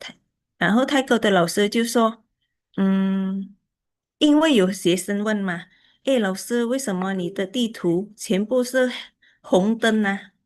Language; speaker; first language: Chinese; early bilingual, heritage; Chinese